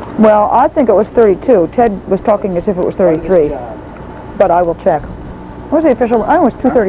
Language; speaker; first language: English; native; English